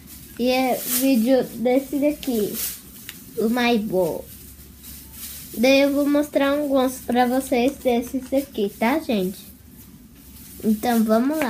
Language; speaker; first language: Portuguese; early bilingual, heritage; Portuguese